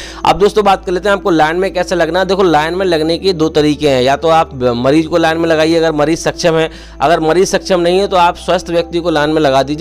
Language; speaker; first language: Hindi; native; Hindi